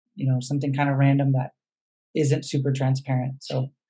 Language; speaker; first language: English; native; English